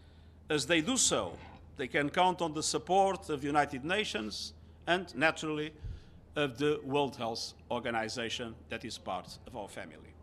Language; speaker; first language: English; non-native, fluent; Portuguese